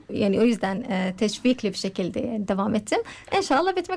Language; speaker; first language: Turkish; non-native, fluent; Arabic